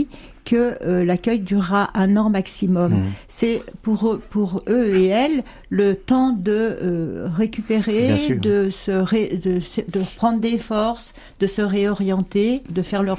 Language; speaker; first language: French; native; French